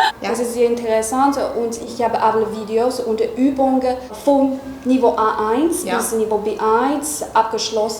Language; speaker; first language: German; non-native, learner; Chinese